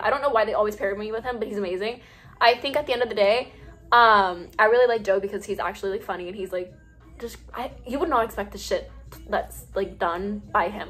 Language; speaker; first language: English; early bilingual, other home language; Spanish